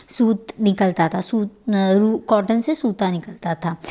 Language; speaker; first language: Hindi; native; Hindi